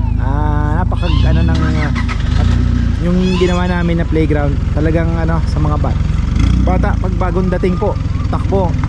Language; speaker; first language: Filipino; native; Filipino